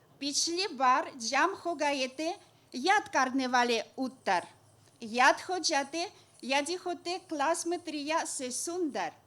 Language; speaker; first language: Hindi; non-native, learner; Russian